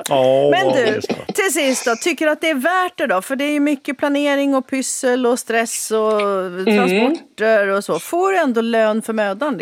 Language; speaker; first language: Swedish; native; Swedish